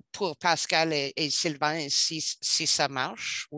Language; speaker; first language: French; non-native, learner; English